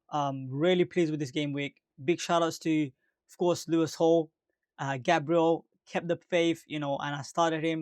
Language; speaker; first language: English; native; English